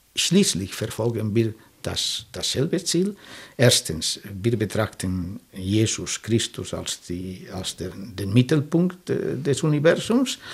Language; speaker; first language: German; non-native, fluent; French